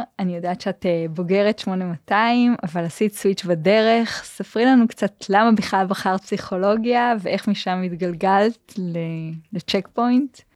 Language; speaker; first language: Hebrew; native; Hebrew